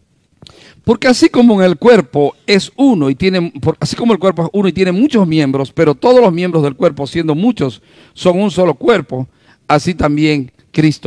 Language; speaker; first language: Spanish; native; Spanish